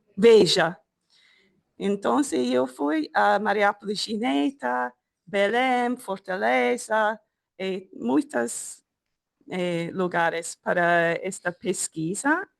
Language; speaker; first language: Portuguese; non-native, learner; English